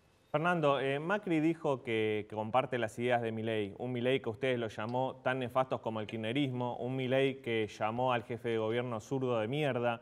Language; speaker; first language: Spanish; native; Spanish